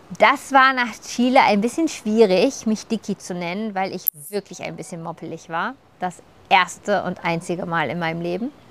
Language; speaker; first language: German; native; German